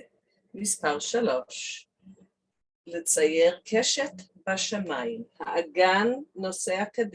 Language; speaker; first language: Hebrew; non-native, fluent; English